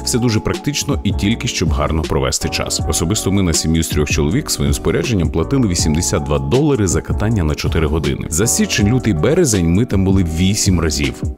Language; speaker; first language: Ukrainian; native; Ukrainian